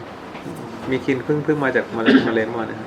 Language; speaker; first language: Thai; native; Thai